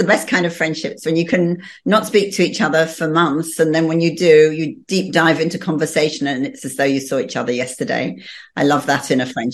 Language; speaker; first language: English; native; English